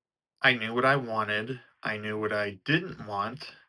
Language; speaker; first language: English; native; English